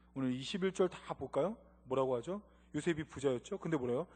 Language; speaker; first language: Korean; native; Korean